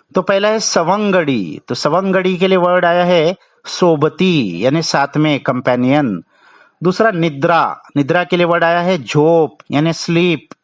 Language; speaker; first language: Hindi; non-native, local second language; Marathi